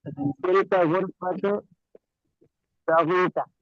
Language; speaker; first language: Arabic; non-native, learner; Urdu